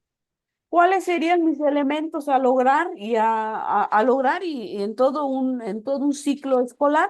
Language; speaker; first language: Spanish; native; Spanish